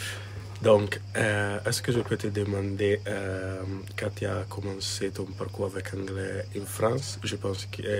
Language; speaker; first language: French; non-native, fluent; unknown